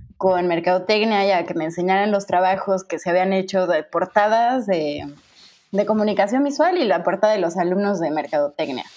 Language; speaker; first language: Spanish; native; Spanish